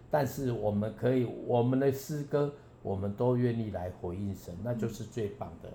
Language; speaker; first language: Chinese; non-native, local second language; Min Nan Chinese